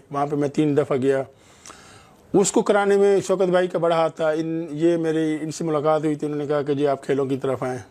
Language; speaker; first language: Urdu; non-native, local second language; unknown